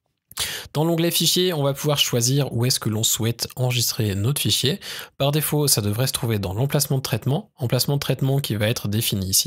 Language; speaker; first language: French; native; French